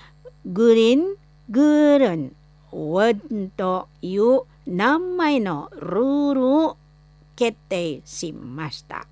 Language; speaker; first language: Japanese; non-native, fluent; Indonesian